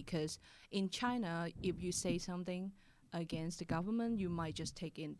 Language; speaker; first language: English; non-native, local second language; Cantonese